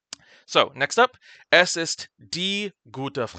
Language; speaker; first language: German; non-native, fluent; English